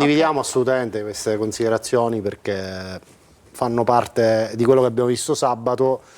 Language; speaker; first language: Italian; native; Italian